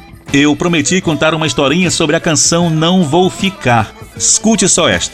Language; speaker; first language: Portuguese; native; Portuguese